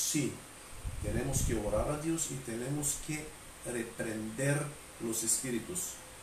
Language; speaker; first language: Spanish; non-native, fluent; Bulgarian